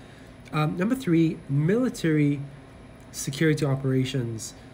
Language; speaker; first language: English; native; English